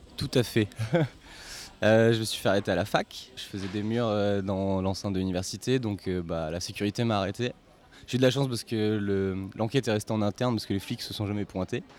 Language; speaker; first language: French; native; French